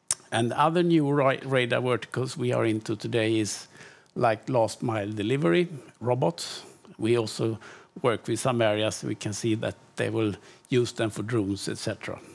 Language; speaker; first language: English; non-native, fluent; Swedish